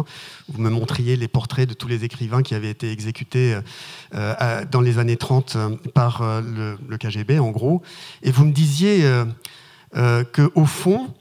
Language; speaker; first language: French; native; French